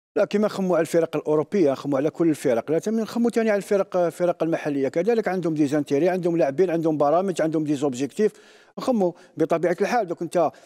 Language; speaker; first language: Arabic; native; Arabic